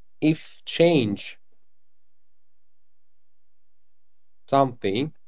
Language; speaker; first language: English; non-native, learner; Italian